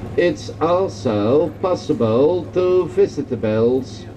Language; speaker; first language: English; non-native, fluent; Dutch